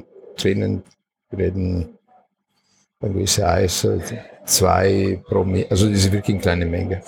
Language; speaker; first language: German; non-native, fluent; Italian